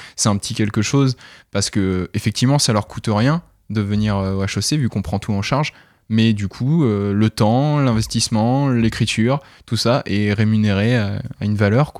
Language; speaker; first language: French; native; French